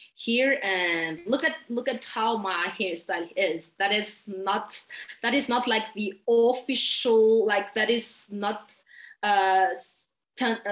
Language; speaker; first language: English; non-native, fluent; Malagasy